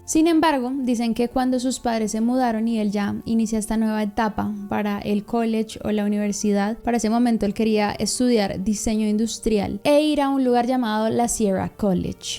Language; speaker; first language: Spanish; native; Spanish